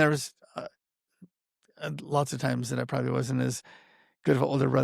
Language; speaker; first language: English; native; English